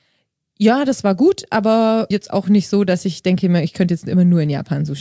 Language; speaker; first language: German; native; German